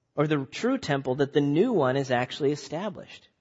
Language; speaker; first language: English; native; English